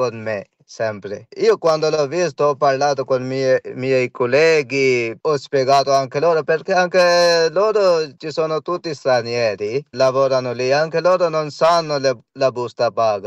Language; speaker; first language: Italian; non-native, learner; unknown